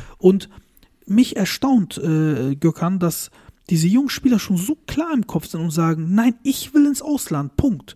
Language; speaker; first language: German; early bilingual, other home language; Turkish